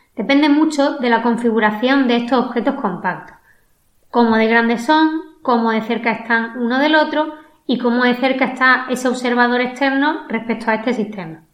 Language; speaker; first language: Spanish; native; Spanish